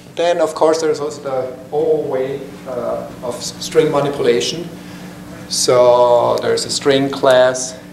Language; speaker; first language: English; non-native, fluent; German